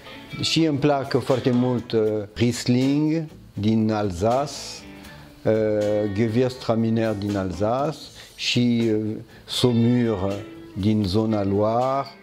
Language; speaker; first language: Romanian; early bilingual, heritage; French